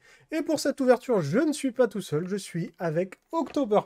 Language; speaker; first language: French; native; French